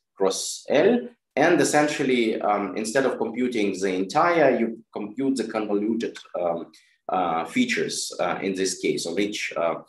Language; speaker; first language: English; non-native, fluent; Russian